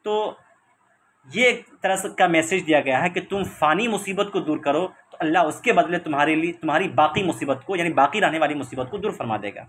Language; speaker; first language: Urdu; native; Urdu